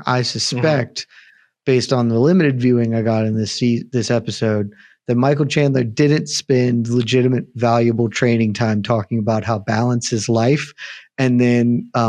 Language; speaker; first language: English; native; English